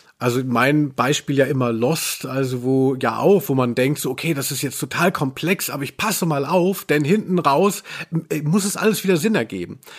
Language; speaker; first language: German; native; German